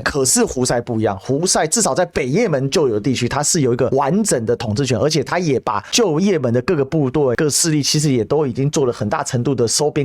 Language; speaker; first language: Chinese; native; Chinese